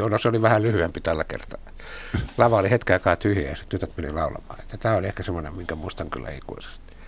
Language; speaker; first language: Finnish; native; Finnish